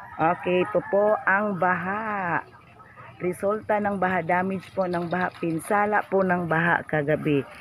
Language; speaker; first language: Filipino; non-native, local second language; Cebuano